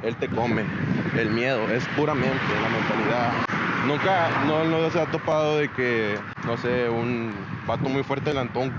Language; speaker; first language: Spanish; native; Spanish